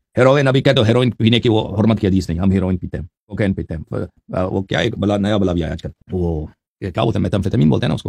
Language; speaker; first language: Urdu; native; Urdu